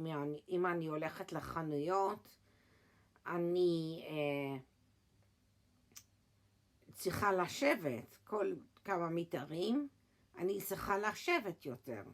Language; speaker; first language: Hebrew; early bilingual, heritage; English